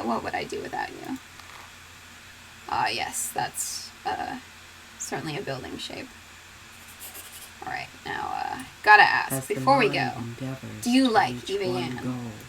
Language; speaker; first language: English; native; English